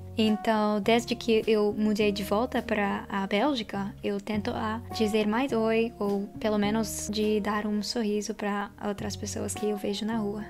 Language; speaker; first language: Portuguese; non-native, fluent; Dutch